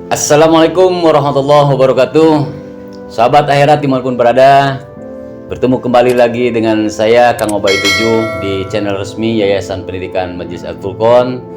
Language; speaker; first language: Indonesian; native; Indonesian